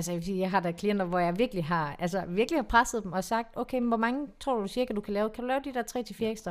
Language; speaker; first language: Danish; native; Danish